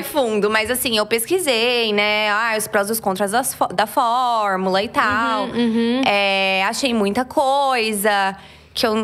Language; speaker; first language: Portuguese; native; Portuguese